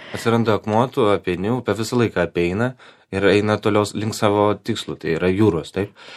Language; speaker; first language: Lithuanian; non-native, local second language; Polish